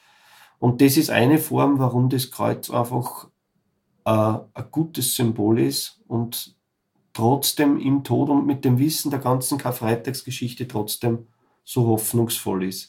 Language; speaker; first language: German; native; German